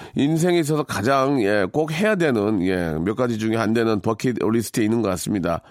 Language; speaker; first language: Korean; native; Korean